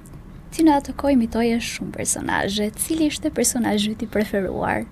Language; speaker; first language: Albanian; native; Albanian